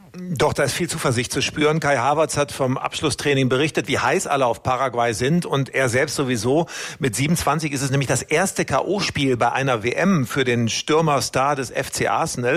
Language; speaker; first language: German; native; German